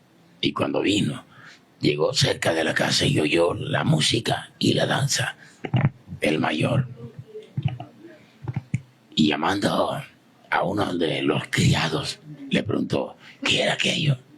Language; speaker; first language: Spanish; native; Spanish